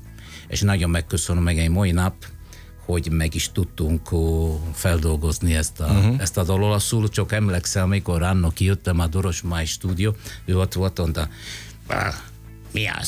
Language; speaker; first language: Hungarian; non-native, fluent; Italian